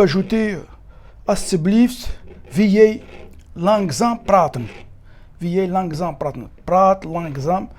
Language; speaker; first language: Dutch; non-native, fluent; Arabic